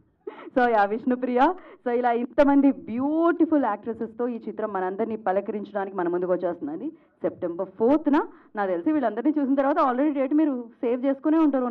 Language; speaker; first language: Telugu; native; Telugu